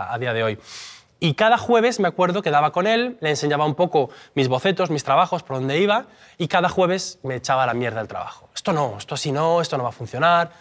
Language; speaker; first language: Spanish; native; Spanish